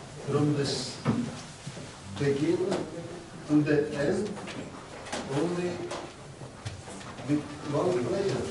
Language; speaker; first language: English; non-native, learner; Czech